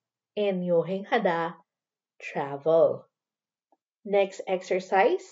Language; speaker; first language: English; non-native, local second language; Filipino